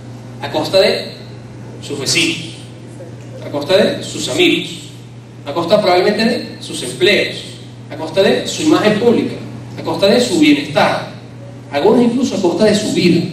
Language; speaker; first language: Spanish; native; Spanish